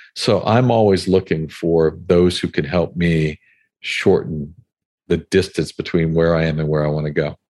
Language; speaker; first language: English; native; English